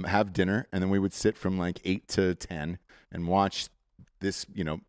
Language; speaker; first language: English; native; English